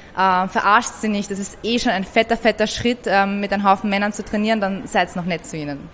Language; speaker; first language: German; early bilingual, other home language; Persian